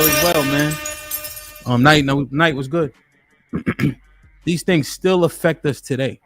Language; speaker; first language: English; native; English